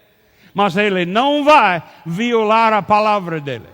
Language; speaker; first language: Portuguese; non-native, learner; English